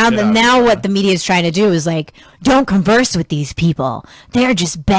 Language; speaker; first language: English; native; English